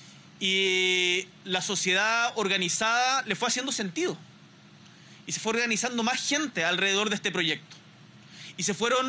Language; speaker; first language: Spanish; native; Spanish